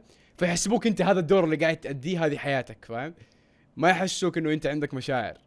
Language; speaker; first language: Arabic; native; Arabic